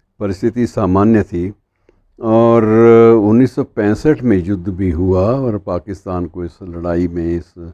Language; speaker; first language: Hindi; native; Hindi